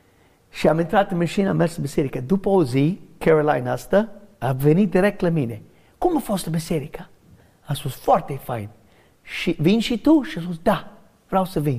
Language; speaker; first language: Romanian; non-native, fluent; English